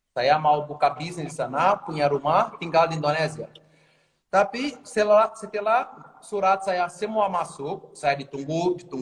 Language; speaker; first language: Indonesian; non-native, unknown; Portuguese